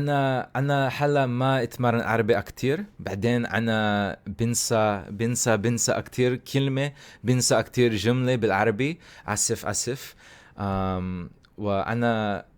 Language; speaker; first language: Arabic; non-native, learner; English